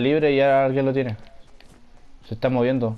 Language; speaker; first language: Spanish; native; Spanish